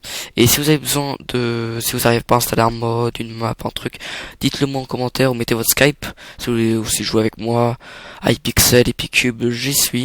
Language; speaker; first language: French; native; French